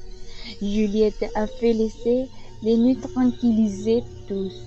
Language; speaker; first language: French; non-native, learner; Spanish